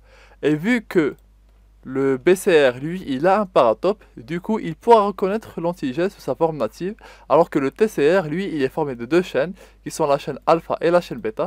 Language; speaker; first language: French; non-native, local second language; Arabic